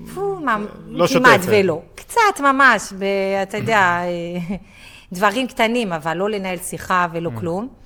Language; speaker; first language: Hebrew; non-native, fluent; French